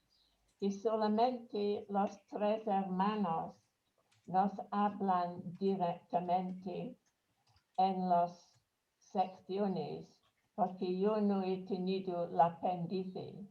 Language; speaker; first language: Spanish; non-native, fluent; English